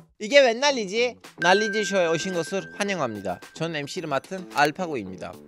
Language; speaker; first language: Korean; non-native, fluent; Turkish